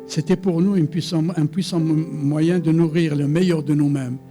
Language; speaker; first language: French; non-native, local second language; Arabic